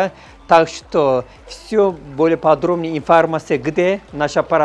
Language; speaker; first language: Russian; non-native, learner; Turkish